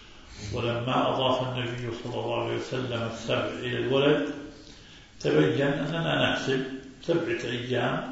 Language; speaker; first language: Arabic; native; Arabic